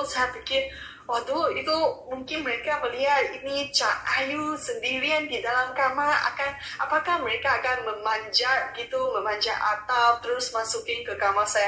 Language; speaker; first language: Indonesian; non-native, local second language; Malay